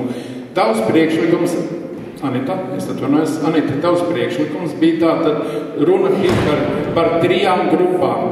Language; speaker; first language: Latvian; native; Latvian